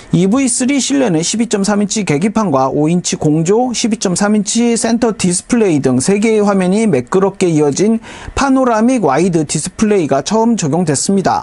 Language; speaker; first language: Korean; native; Korean